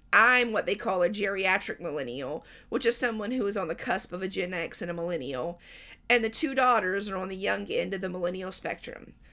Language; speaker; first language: English; native; English